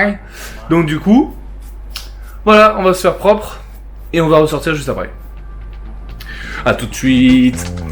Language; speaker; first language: French; native; French